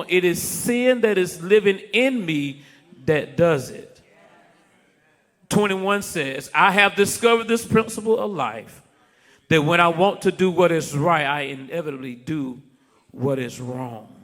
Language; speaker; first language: English; native; English